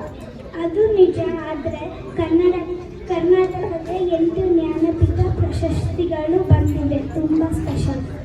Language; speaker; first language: Kannada; early bilingual, heritage; Kannada